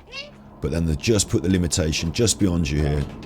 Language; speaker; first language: English; native; English